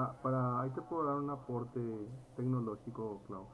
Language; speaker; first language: Spanish; native; Spanish